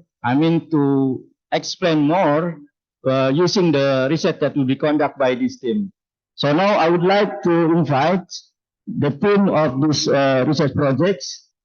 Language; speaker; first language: English; non-native, fluent; Indonesian